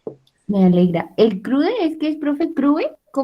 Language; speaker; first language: Spanish; native; Spanish